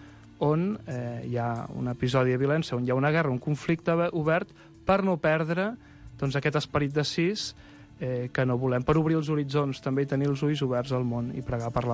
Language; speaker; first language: Catalan; native; Catalan